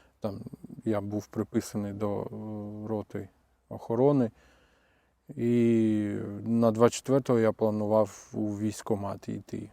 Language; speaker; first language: Ukrainian; native; Ukrainian